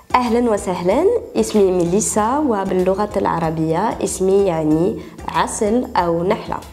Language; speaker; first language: Arabic; early bilingual, heritage; Arabic